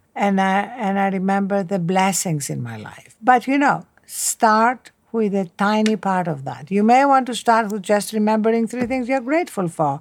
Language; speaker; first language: English; non-native, fluent; Greek